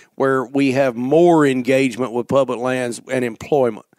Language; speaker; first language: English; native; English